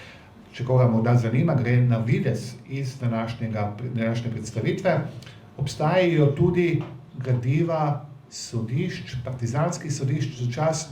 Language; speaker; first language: Slovenian; native; Slovenian